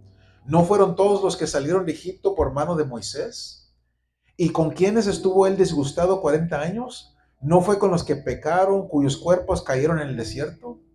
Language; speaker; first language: Spanish; native; Spanish